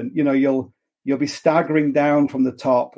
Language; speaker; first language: English; native; English